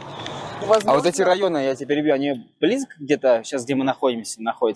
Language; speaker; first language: Russian; native; Russian